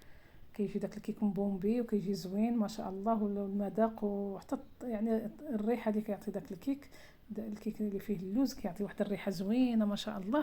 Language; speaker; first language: Arabic; native; Arabic